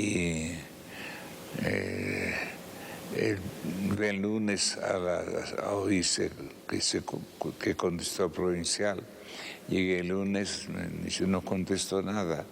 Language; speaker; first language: Spanish; non-native, fluent; Italian